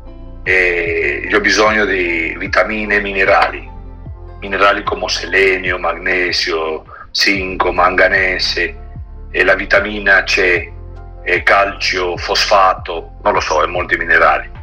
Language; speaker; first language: Italian; non-native, learner; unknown